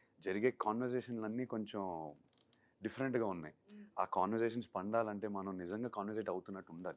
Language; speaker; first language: Telugu; native; Telugu